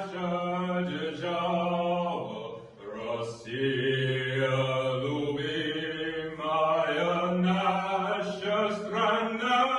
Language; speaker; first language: Russian; native; Russian